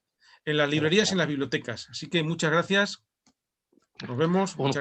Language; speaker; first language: Spanish; native; Spanish